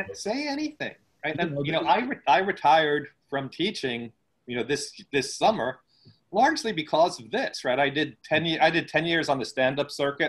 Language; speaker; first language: English; native; English